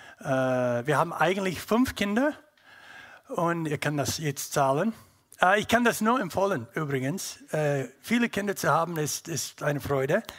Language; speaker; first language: German; non-native, learner; English